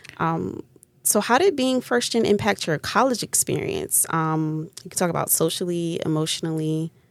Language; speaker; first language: English; native; English